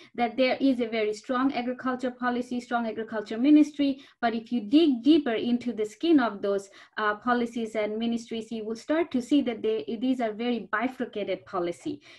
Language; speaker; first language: English; non-native, local second language; Bangla